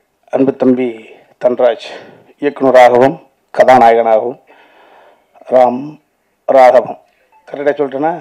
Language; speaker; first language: Tamil; native; Tamil